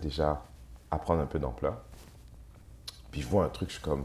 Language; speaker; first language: French; early bilingual, other home language; Haitian Creole